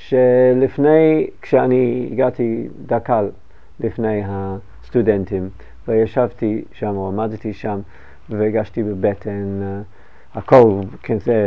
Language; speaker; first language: Hebrew; non-native, fluent; English